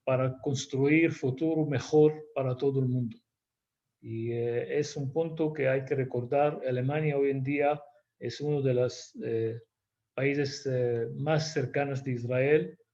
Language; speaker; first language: Spanish; non-native, fluent; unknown